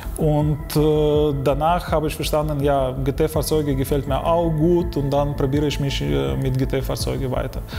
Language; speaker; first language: German; non-native, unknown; Ukrainian